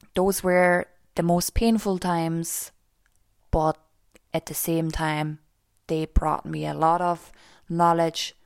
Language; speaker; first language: English; non-native, fluent; German